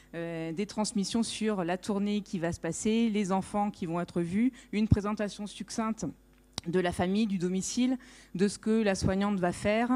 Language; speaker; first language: French; native; French